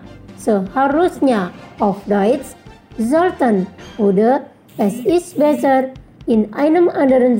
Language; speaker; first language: German; non-native, fluent; Indonesian